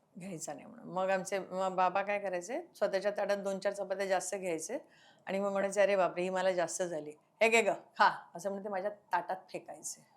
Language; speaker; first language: Marathi; non-native, local second language; Konkani